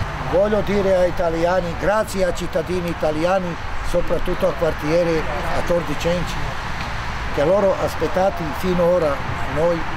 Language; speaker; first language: Italian; non-native, learner; Romany